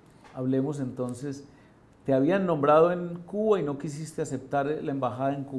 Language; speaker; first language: Spanish; native; Spanish